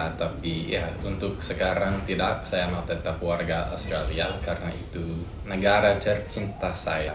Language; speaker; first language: Indonesian; non-native, fluent; English